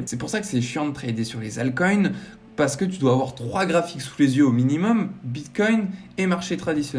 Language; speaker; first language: French; native; French